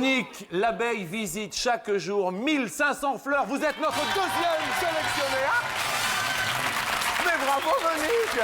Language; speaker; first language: French; native; French